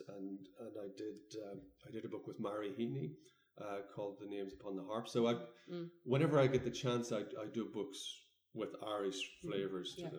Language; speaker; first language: English; native; English